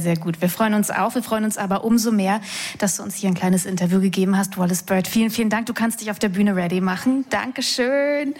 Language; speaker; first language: German; native; German